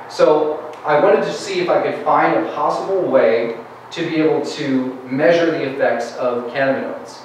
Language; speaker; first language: English; native; English